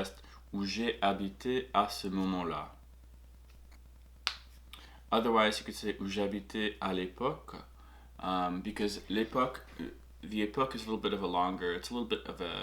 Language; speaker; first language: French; non-native, fluent; English